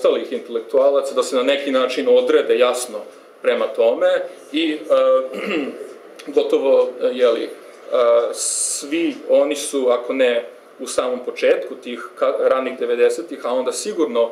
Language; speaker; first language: Serbian; native; Serbian